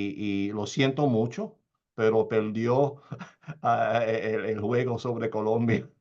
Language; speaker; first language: Spanish; early bilingual, heritage; Spanish